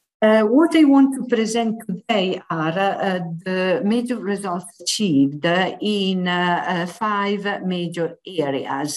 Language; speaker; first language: English; non-native, fluent; Italian